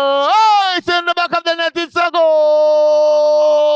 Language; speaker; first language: English; native; English